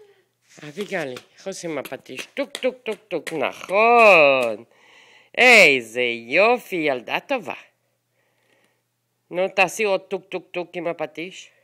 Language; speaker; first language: Hebrew; native; Hebrew